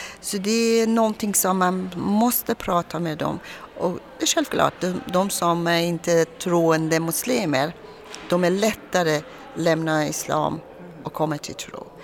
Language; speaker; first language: Swedish; non-native, fluent; Persian